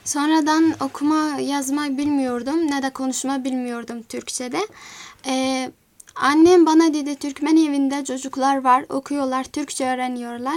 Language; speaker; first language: Turkish; early bilingual, other home language; Azerbaijani